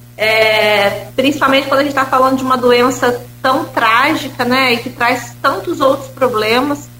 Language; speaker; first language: Portuguese; native; Portuguese